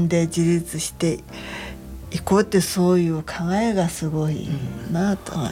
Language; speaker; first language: Japanese; native; Japanese